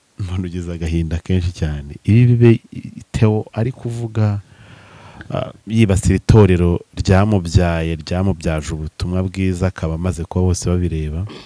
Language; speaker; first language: Kinyarwanda; native; Kinyarwanda